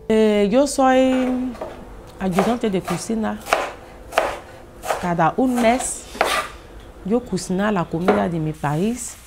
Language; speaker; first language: Spanish; non-native, learner; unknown